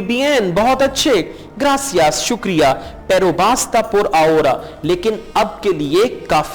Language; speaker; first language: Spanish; non-native, learner; Urdu